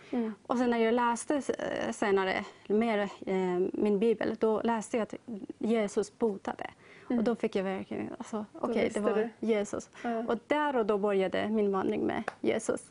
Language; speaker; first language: Swedish; non-native, learner; Persian